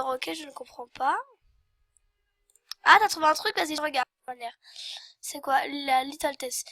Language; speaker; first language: French; native; French